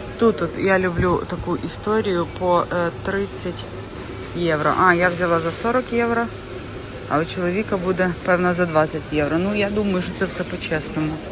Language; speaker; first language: Ukrainian; native; Ukrainian